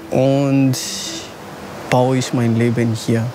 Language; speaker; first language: German; non-native, learner; Malagasy